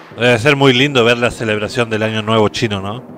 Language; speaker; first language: Spanish; native; Spanish